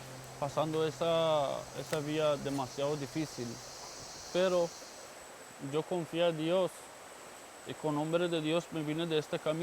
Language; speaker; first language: Spanish; non-native, learner; Persian